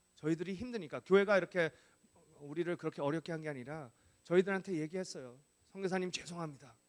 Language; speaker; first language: Korean; non-native, fluent; English